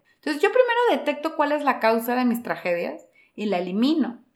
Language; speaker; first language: Spanish; native; Spanish